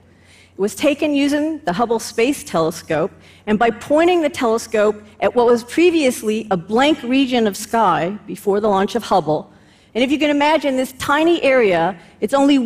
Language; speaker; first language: English; native; English